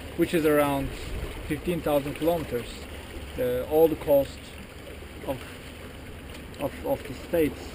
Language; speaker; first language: English; non-native, fluent; Turkish